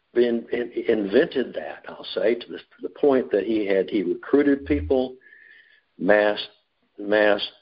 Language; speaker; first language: English; native; English